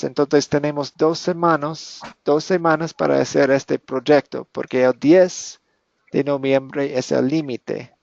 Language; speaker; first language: Spanish; non-native, fluent; English